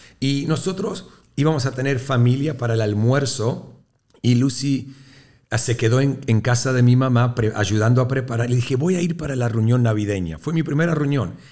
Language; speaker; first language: Spanish; early bilingual, heritage; Spanish